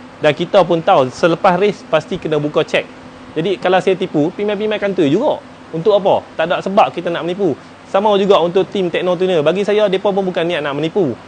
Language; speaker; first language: Malay; native; Malay